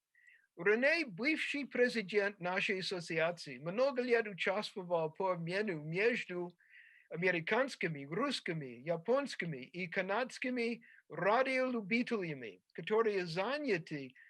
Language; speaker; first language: Russian; non-native, fluent; English